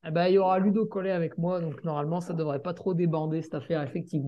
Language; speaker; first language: French; native; French